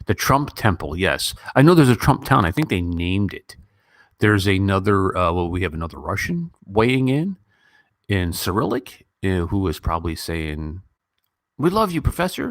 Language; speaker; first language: English; native; English